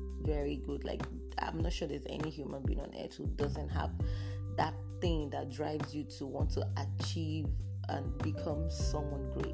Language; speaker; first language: English; non-native, local second language; Yoruba